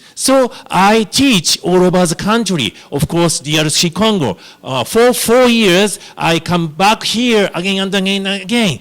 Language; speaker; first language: English; non-native, learner; Japanese